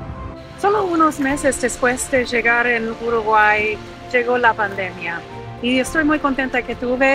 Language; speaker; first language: Spanish; non-native, fluent; English